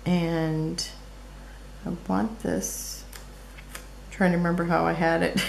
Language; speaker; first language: English; native; English